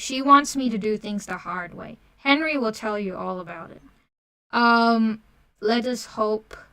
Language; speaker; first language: English; native; English